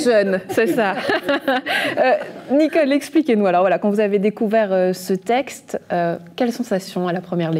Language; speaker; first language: French; native; French